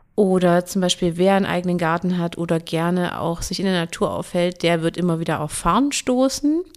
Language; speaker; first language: German; native; German